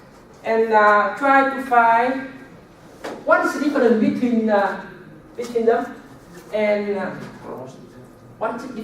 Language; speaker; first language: English; non-native, learner; Vietnamese